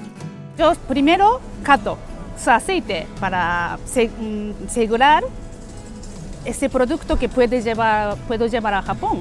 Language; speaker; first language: Spanish; non-native, fluent; Japanese